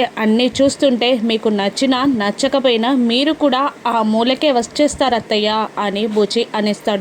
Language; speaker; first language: Telugu; native; Telugu